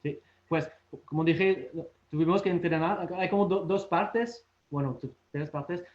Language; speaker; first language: Spanish; non-native, fluent; French